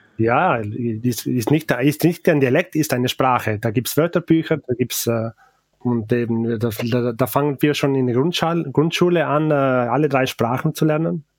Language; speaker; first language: German; non-native, local second language; Ladin